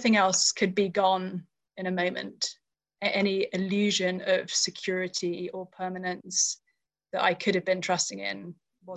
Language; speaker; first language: English; native; English